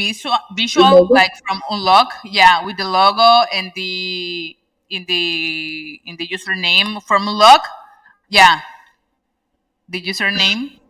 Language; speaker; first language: English; non-native, learner; Spanish